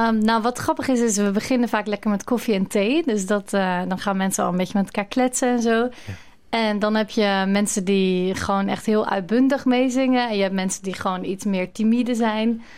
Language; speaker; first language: Dutch; native; Dutch